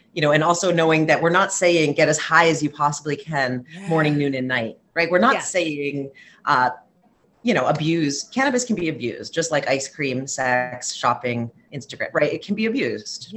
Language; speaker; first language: English; native; English